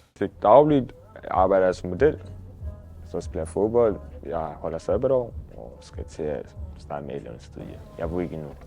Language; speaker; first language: Danish; non-native, fluent; Akan